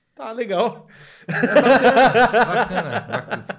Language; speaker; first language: Portuguese; native; Portuguese